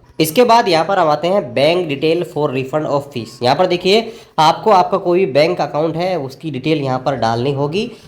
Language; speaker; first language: Hindi; native; Hindi